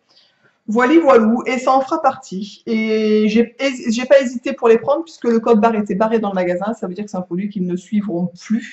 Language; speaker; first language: French; native; French